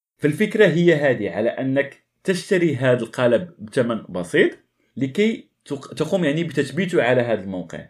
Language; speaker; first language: Arabic; native; Arabic